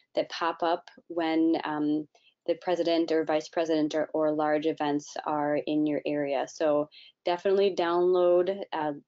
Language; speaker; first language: English; native; English